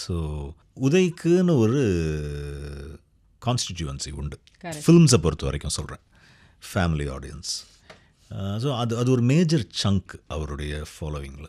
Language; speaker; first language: Tamil; native; Tamil